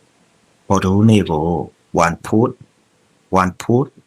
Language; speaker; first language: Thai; non-native, fluent; Burmese